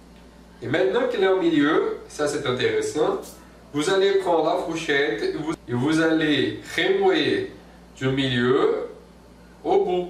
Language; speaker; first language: French; non-native, fluent; Portuguese